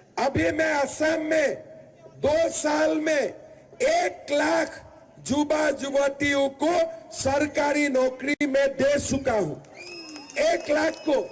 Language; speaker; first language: Hindi; non-native, local second language; Assamese